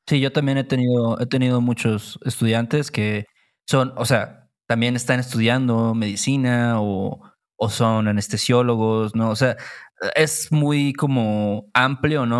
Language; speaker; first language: Spanish; native; Spanish